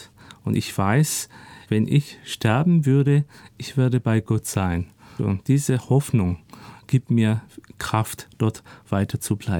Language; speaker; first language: German; early bilingual, other home language; Turkish